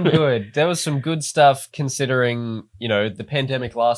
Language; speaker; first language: English; native; English